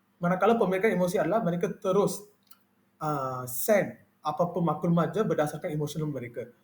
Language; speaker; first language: Malay; non-native, local second language; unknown